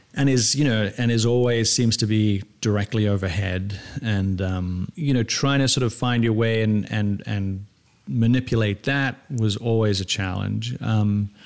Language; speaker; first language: English; native; English